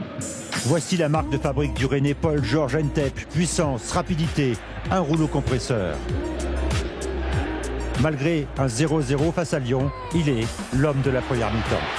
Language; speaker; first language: French; native; French